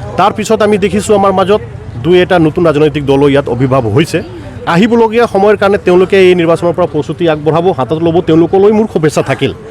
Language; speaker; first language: Assamese; non-native, local second language; Hindi